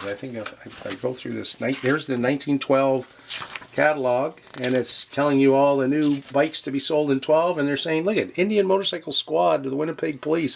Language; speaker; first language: English; native; English